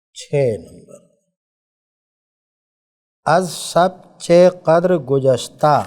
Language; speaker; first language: Persian; non-native, fluent; Urdu